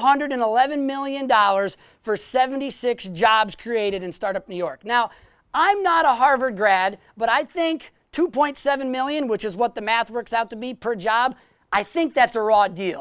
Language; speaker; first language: English; native; English